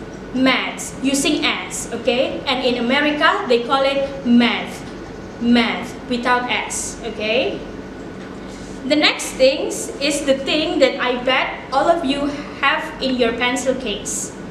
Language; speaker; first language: English; non-native, fluent; Indonesian